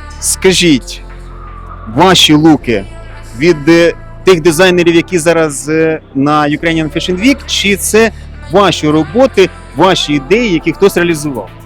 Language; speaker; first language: Ukrainian; native; Ukrainian